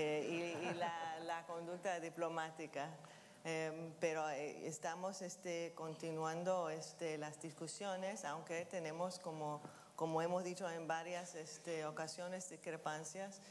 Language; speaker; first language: Spanish; non-native, fluent; English